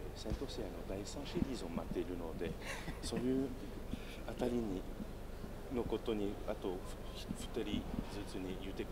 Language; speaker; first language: Japanese; non-native, fluent; French